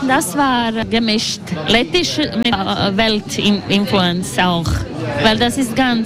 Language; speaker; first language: German; non-native, fluent; Latvian